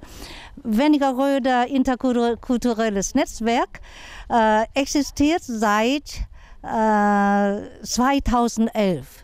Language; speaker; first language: German; non-native, fluent; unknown